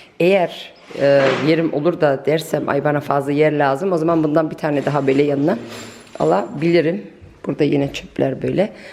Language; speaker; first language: Turkish; early bilingual, heritage; Turkish